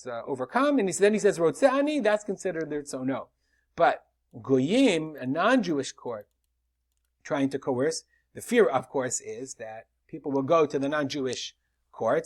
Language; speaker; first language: English; native; English